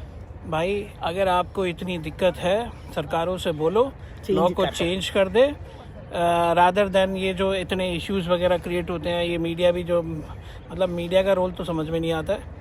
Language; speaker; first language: Hindi; non-native, local second language; Malayalam